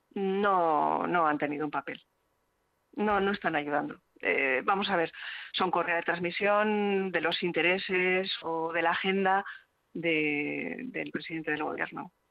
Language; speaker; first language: Spanish; native; Spanish